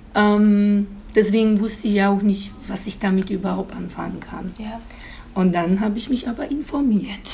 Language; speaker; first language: German; non-native, fluent; Polish